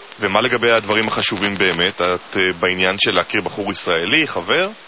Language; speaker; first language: Hebrew; native; Hebrew